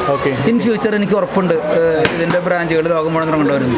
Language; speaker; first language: Malayalam; native; Malayalam